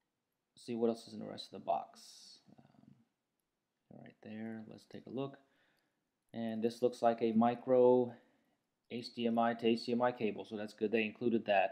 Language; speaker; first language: English; native; English